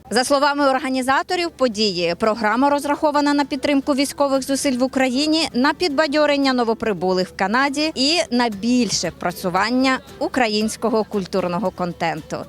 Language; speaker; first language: Ukrainian; native; Ukrainian